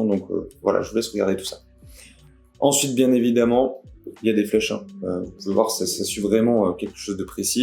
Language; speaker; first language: French; native; French